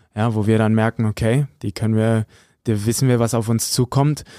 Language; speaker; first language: German; native; German